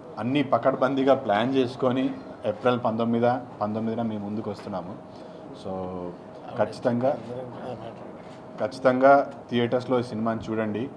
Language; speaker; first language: Telugu; native; Telugu